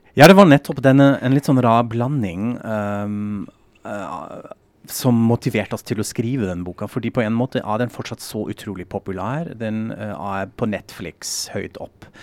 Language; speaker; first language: Norwegian; non-native, fluent; German